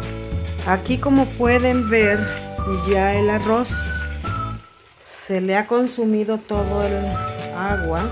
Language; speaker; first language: Spanish; native; Spanish